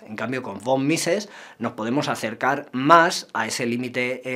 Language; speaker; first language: Spanish; native; Spanish